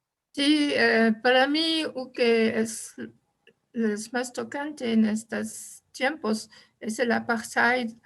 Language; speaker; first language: Spanish; non-native, fluent; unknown